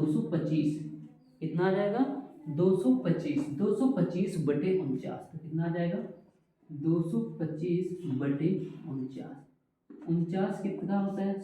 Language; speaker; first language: Hindi; native; Hindi